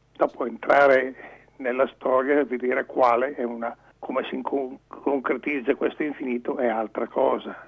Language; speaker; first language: Italian; native; Italian